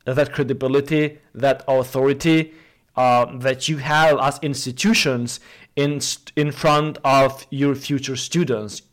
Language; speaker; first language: English; non-native, fluent; Albanian